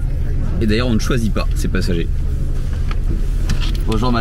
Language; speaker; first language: French; native; French